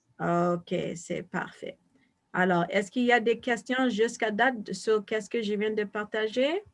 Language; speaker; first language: French; non-native, fluent; English